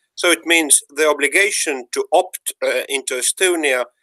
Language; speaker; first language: English; non-native, fluent; Estonian